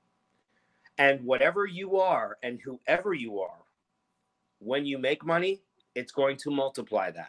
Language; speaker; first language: English; native; English